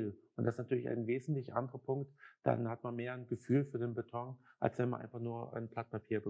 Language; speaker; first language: German; native; German